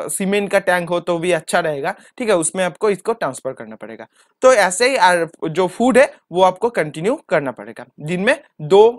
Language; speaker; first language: Hindi; non-native, local second language; Bangla